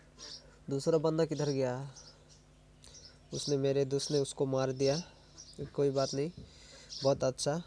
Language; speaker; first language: Hindi; non-native, local second language; Assamese